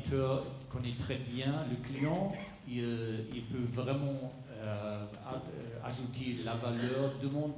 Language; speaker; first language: French; non-native, fluent; German